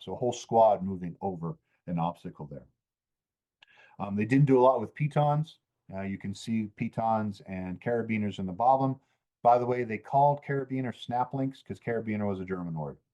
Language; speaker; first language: English; native; English